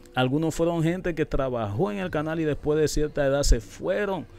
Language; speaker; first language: Spanish; non-native, local second language; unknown